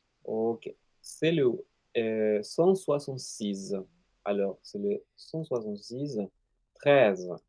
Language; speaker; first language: French; non-native, fluent; Spanish